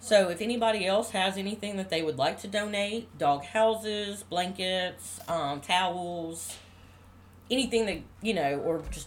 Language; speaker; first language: English; native; English